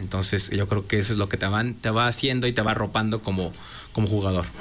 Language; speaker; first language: Spanish; native; Spanish